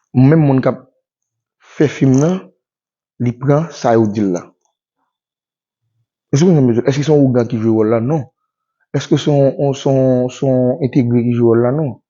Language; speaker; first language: Haitian Creole; native; Haitian Creole